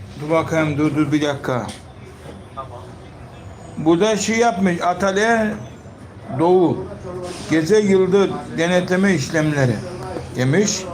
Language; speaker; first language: Turkish; native; Turkish